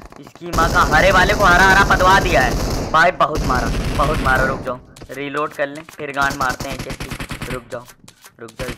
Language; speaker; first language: Hindi; native; Hindi